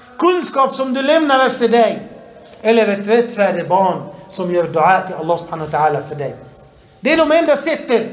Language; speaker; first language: Swedish; early bilingual, other home language; Arabic